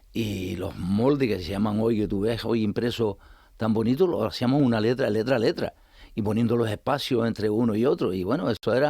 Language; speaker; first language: Spanish; native; Spanish